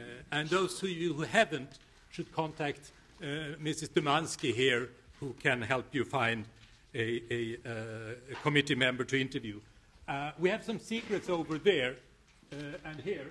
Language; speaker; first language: English; non-native, fluent; Swedish